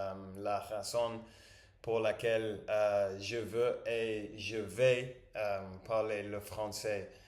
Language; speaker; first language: French; non-native, learner; English